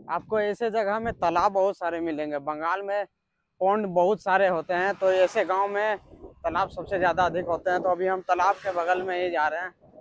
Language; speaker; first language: Hindi; native; Hindi